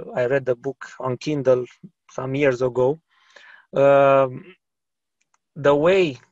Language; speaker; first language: English; non-native, fluent; Romanian